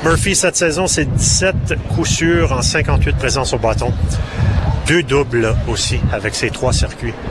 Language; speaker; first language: French; native; French